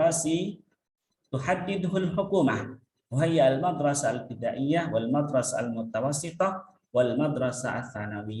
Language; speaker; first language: Arabic; non-native, fluent; Indonesian